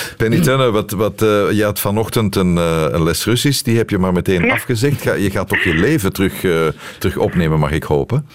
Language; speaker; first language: Dutch; native; Dutch